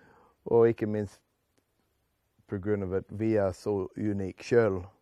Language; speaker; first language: Norwegian; non-native, fluent; English